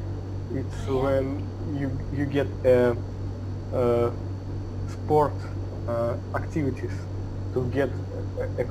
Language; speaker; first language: English; non-native, learner; Russian